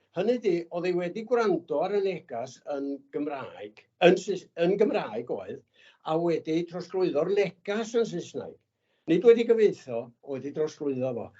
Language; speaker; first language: Welsh; native; Welsh